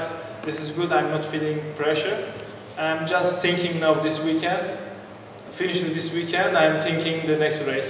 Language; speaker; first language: English; non-native, learner; Turkish